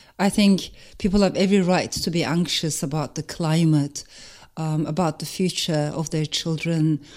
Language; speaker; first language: English; non-native, fluent; Turkish